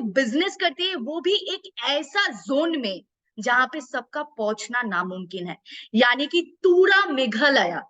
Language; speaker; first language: Hindi; native; Hindi